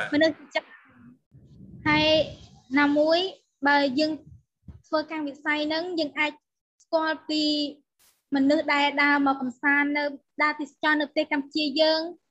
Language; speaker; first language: Khmer; non-native, local second language; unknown